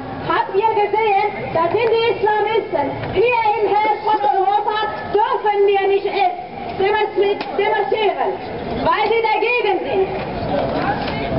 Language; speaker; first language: German; non-native, fluent; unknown